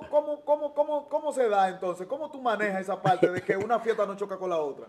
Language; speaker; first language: Spanish; native; Spanish